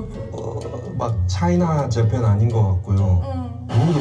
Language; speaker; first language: Korean; native; Korean